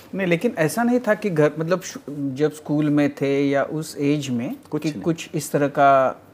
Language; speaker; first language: Hindi; non-native, local second language; Marathi